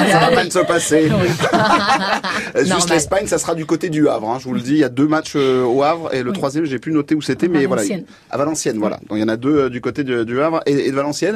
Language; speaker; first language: French; native; French